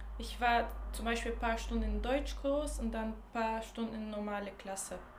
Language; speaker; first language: German; early bilingual, other home language; Turkish